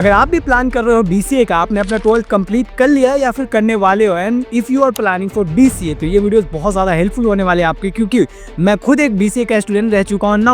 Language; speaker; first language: Hindi; native; Hindi